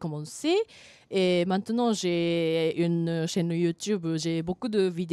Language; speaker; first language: French; non-native, fluent; Japanese